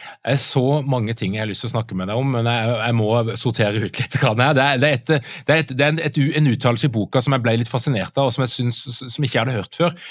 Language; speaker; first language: Norwegian; native; Norwegian